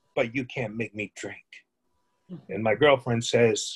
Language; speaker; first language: English; native; English